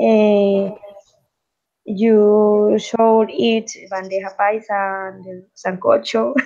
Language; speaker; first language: English; non-native, learner; Spanish